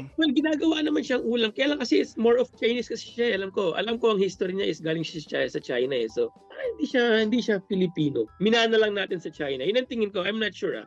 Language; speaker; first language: Filipino; early bilingual, other home language; Punjabi